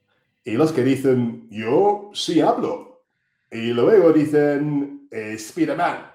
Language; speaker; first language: Spanish; non-native, fluent; English